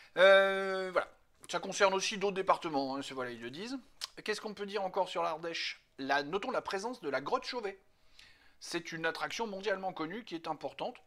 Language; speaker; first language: French; native; French